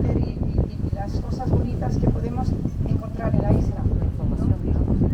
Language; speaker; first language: Spanish; non-native, fluent; Portuguese